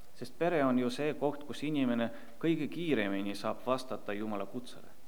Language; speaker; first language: Estonian; non-native, local second language; Russian